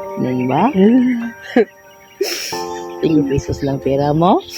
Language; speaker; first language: Filipino; non-native, local second language; Cebuano